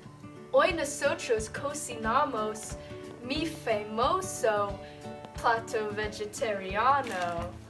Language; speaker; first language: Spanish; non-native, learner; English